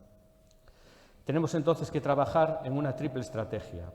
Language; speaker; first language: Spanish; native; Spanish